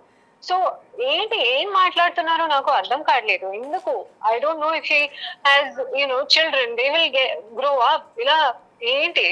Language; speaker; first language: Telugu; non-native, learner; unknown